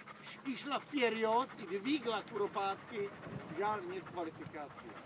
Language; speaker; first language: Russian; non-native, learner; Czech